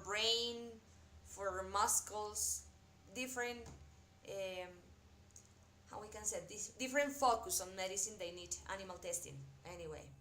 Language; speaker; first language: English; non-native, fluent; Spanish